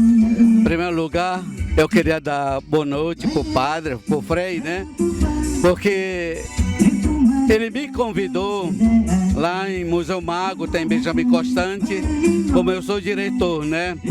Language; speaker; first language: Portuguese; non-native, local second language; Ticuna